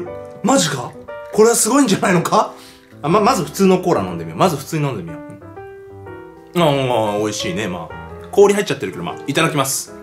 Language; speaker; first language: Japanese; native; Japanese